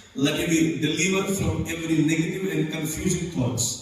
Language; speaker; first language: English; non-native, local second language; Hindi